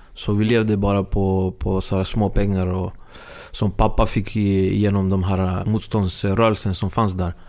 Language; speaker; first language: Swedish; early bilingual, other home language; Spanish